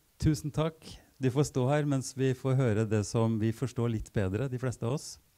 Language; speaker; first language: Norwegian; native; Norwegian